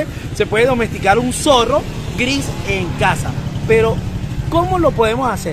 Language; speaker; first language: Spanish; native; Spanish